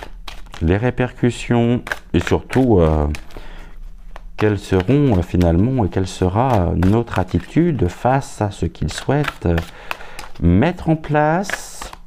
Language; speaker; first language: French; native; French